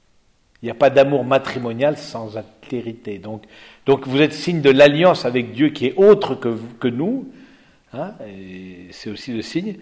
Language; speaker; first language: French; native; French